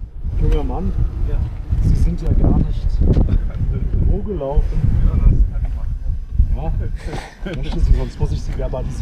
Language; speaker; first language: German; native; German